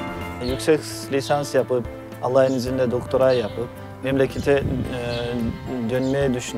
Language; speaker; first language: Turkish; non-native, fluent; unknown